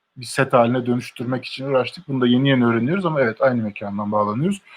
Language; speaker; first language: Turkish; native; Turkish